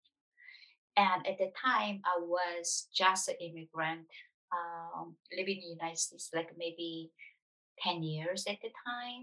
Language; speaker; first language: English; non-native, fluent; Korean